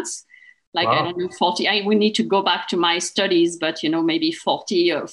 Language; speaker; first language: English; non-native, fluent; French